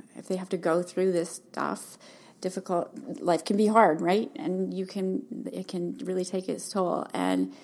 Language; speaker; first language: English; native; English